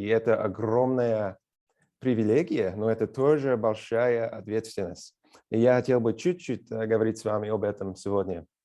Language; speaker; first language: Russian; non-native, fluent; English